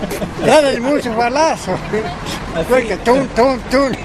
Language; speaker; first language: Spanish; native; Spanish